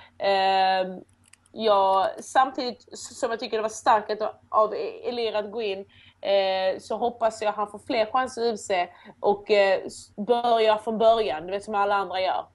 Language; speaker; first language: Swedish; early bilingual, other home language; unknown